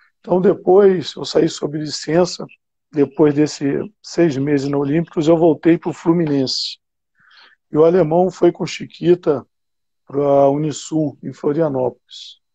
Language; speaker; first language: Portuguese; native; Portuguese